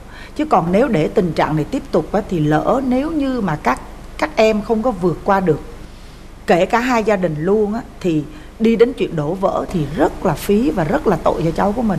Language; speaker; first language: Vietnamese; native; Vietnamese